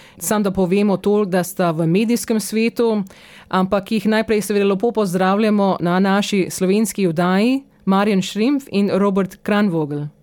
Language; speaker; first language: Slovenian; early bilingual, heritage; Slovenian